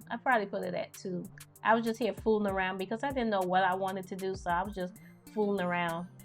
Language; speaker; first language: English; native; English